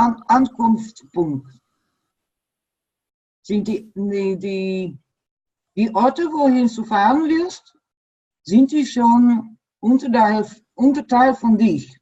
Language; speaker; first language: German; non-native, learner; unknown